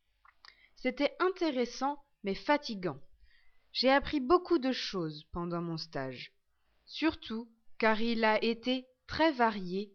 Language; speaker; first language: French; non-native, learner; English